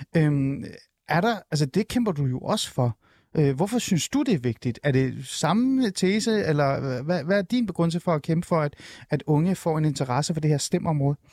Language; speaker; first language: Danish; early bilingual, other home language; Persian